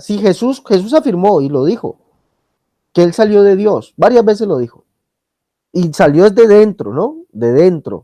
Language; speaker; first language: Spanish; native; Spanish